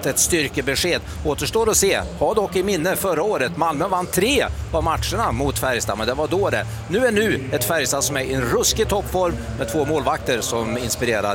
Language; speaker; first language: Swedish; native; Swedish